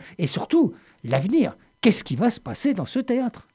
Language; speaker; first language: French; native; French